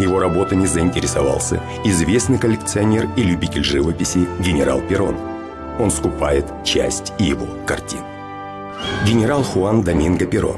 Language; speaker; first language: Russian; native; Russian